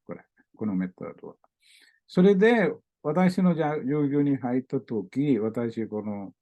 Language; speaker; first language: Japanese; non-native, learner; Malayalam